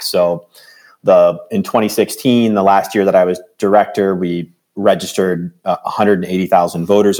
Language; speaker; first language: English; native; English